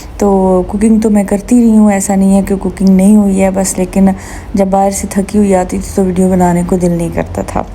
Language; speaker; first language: Urdu; non-native, local second language; Punjabi